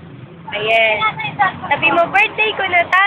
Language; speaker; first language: Filipino; native; Filipino